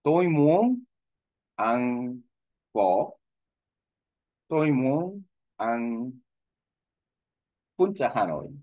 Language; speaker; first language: Vietnamese; non-native, learner; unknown